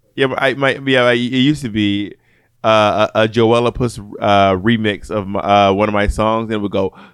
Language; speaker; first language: English; native; English